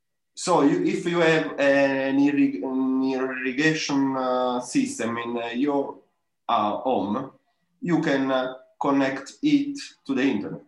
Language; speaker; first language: English; non-native, learner; Italian